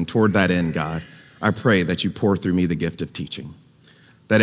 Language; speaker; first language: English; native; English